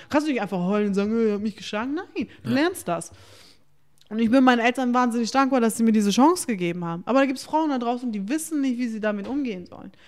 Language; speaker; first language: German; early bilingual, other home language; Turkish